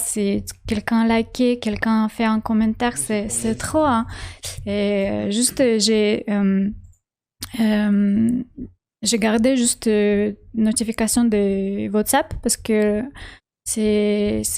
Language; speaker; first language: French; non-native, learner; Russian